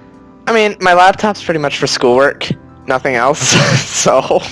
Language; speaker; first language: English; native; English